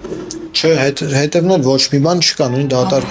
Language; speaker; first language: Armenian; native; Armenian